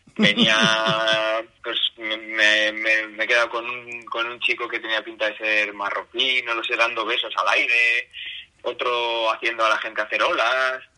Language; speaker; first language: Spanish; native; Spanish